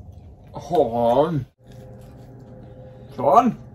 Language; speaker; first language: Thai; non-native, learner; English